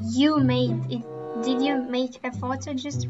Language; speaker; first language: English; non-native, fluent; Tatar